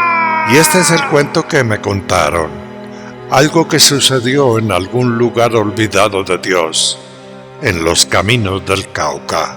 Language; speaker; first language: Spanish; native; Spanish